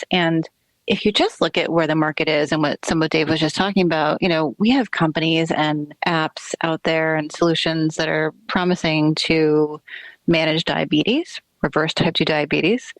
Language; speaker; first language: English; native; English